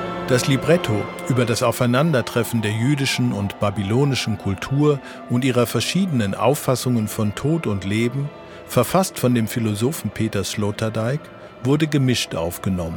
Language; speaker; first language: German; native; German